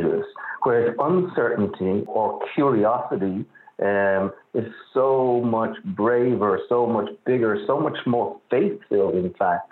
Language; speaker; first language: English; native; English